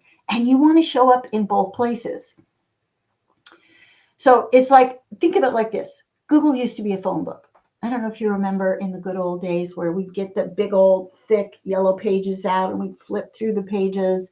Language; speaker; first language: English; native; English